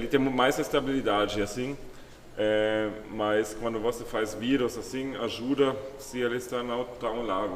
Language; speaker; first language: Portuguese; non-native, fluent; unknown